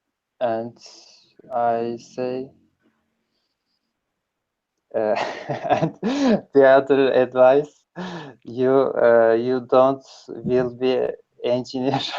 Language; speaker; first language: English; non-native, learner; Turkish